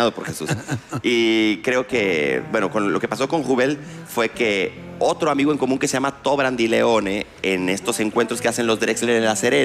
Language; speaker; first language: Spanish; native; Spanish